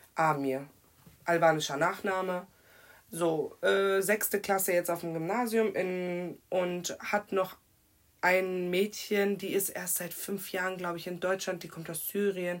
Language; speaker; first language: German; native; German